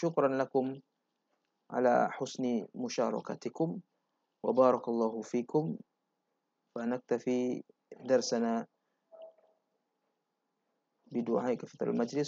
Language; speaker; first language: Arabic; non-native, fluent; Indonesian